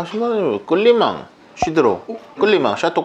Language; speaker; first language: Korean; native; Korean